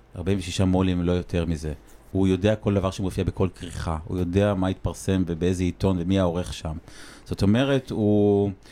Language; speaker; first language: Hebrew; native; Hebrew